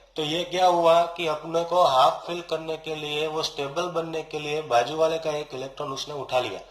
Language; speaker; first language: Hindi; non-native, local second language; Gujarati